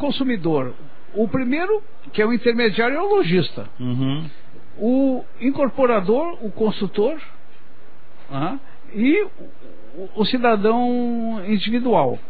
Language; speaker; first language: Portuguese; native; Portuguese